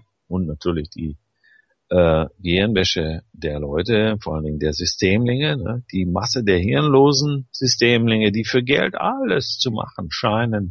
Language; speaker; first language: German; native; German